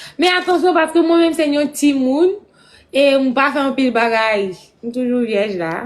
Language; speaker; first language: Haitian Creole; non-native, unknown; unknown